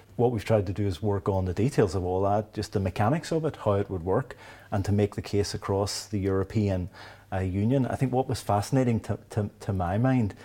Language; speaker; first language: English; native; English